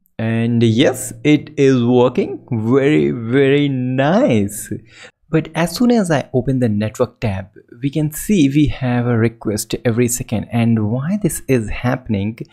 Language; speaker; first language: English; non-native, local second language; Hindi